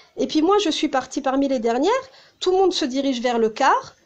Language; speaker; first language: French; early bilingual, heritage; Hebrew